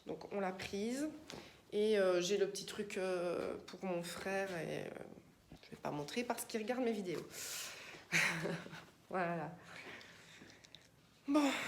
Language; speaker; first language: French; native; French